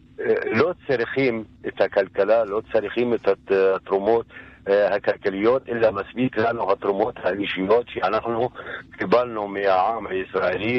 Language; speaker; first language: Hebrew; non-native, local second language; Arabic